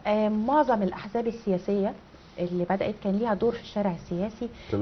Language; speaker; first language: Arabic; native; Arabic